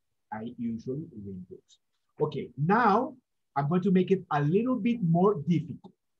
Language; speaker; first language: English; non-native, fluent; Spanish